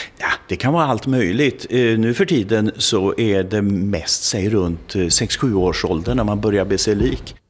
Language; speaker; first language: Swedish; native; Swedish